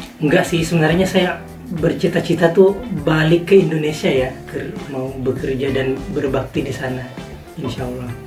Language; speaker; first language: Indonesian; native; Indonesian